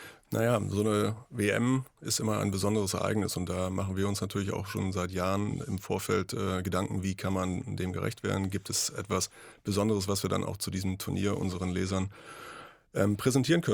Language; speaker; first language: German; native; German